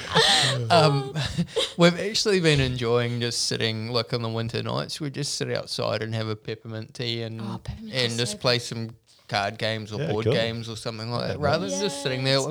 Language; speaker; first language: English; native; English